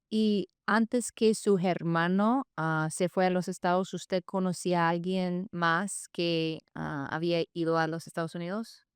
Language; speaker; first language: Spanish; non-native, fluent; English